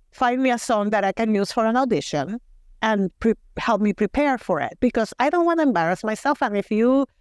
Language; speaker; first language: English; non-native, fluent; Spanish